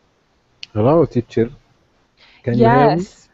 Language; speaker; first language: English; non-native, learner; Arabic